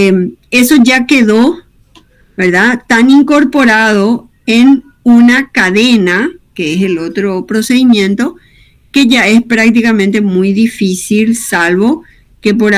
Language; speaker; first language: Spanish; native; Spanish